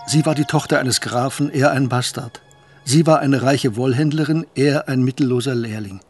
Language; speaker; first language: German; native; German